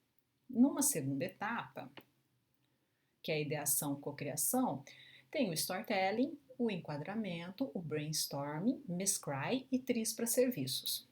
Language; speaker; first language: Portuguese; native; Portuguese